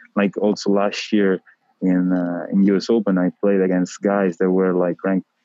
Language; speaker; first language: English; non-native, fluent; Italian